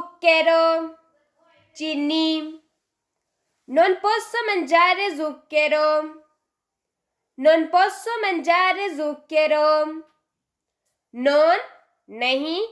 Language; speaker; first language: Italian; non-native, fluent; Urdu